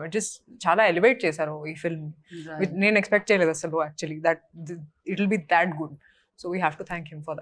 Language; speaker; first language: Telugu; non-native, fluent; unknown